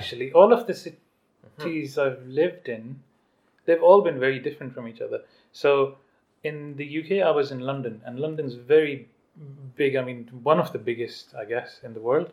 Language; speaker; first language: English; non-native, local second language; Urdu